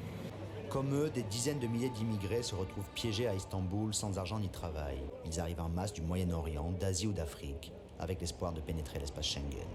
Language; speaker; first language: French; native; French